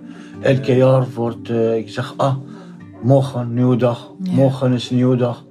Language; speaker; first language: Dutch; non-native, learner; Arabic